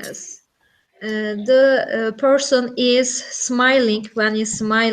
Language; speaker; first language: English; non-native, learner; Turkish